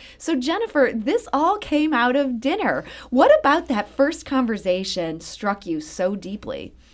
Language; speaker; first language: English; native; English